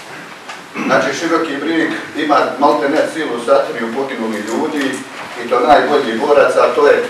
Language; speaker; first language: Croatian; native; Croatian